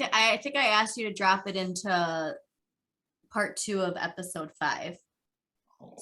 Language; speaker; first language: English; native; English